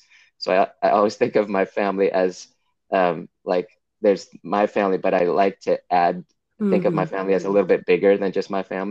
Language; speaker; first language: English; native; English